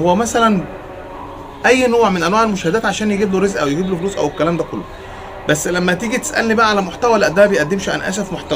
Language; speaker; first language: Arabic; native; Arabic